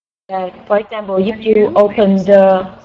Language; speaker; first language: English; non-native, learner; Vietnamese